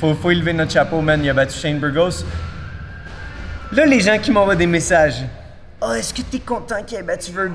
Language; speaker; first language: French; native; French